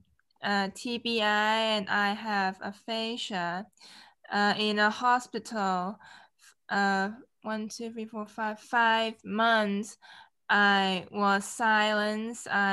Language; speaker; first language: English; non-native, local second language; Cantonese